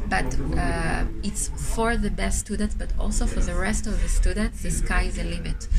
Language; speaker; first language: English; non-native, fluent; Hebrew